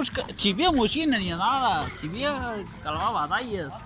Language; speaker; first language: Russian; non-native, learner; Chinese